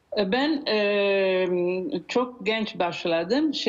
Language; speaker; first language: Turkish; non-native, learner; Italian